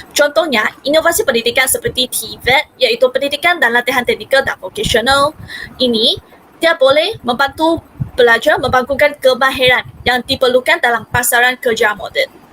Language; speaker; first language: Malay; non-native, local second language; Hakka Chinese